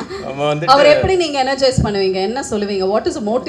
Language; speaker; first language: Tamil; native; Tamil